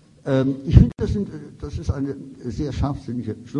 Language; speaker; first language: German; native; German